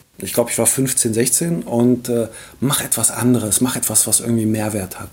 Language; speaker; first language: German; early bilingual, other home language; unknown